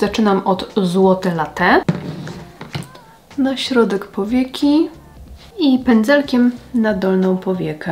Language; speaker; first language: Polish; native; Polish